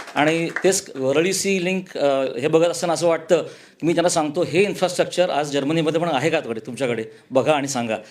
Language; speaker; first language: Marathi; native; Marathi